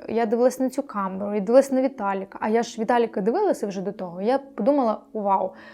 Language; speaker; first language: Ukrainian; non-native, local second language; Russian